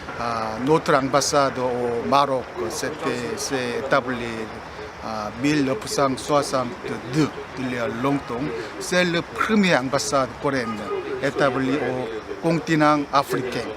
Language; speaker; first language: French; non-native, learner; Korean